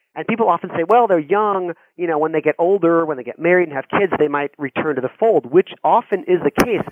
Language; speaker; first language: English; native; English